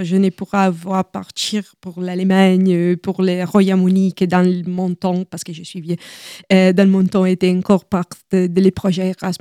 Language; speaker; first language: French; non-native, learner; Italian